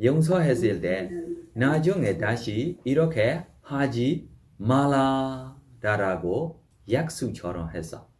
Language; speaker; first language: Korean; non-native, fluent; Burmese